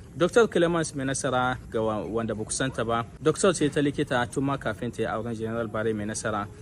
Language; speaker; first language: Hausa; native; Hausa